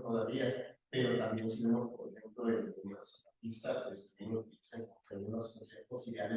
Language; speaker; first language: Spanish; native; Spanish